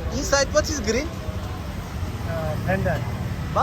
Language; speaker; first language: English; non-native, learner; Turkish